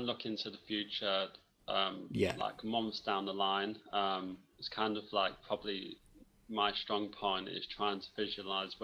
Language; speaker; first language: English; native; English